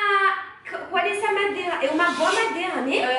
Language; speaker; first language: Portuguese; non-native, learner; French